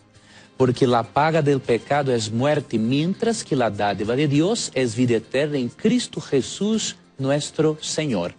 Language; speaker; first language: Spanish; non-native, fluent; Portuguese